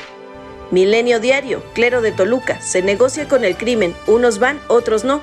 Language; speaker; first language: Spanish; native; Spanish